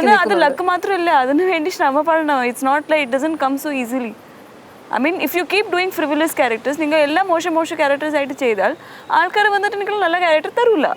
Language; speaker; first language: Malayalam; non-native, fluent; Tamil